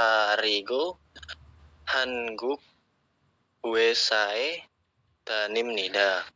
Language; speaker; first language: Korean; non-native, learner; Indonesian